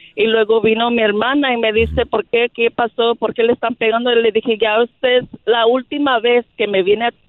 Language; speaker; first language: Spanish; early bilingual, heritage; Spanish